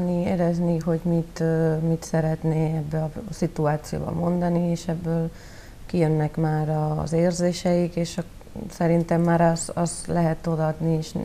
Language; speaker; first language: Hungarian; non-native, learner; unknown